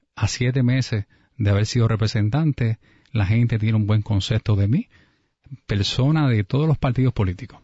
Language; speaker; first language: Spanish; native; Spanish